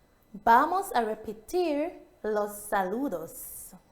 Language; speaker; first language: Spanish; non-native, fluent; English